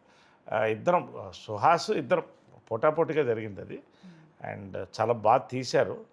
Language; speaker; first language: Telugu; native; Telugu